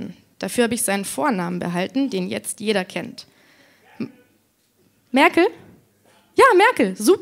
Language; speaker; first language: German; native; German